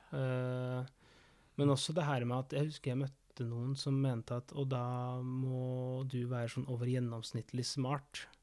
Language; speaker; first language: Norwegian; early bilingual, other home language; Spanish